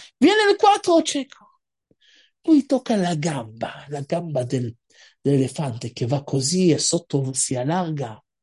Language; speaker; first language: Italian; non-native, fluent; Hebrew